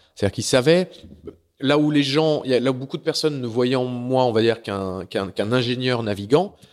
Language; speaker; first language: French; native; French